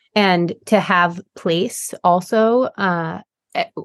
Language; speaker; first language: English; native; English